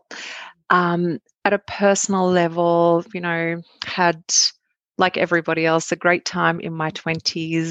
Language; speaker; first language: English; non-native, fluent; Arabic